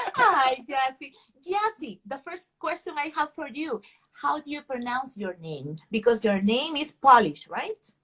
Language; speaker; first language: English; non-native, fluent; Spanish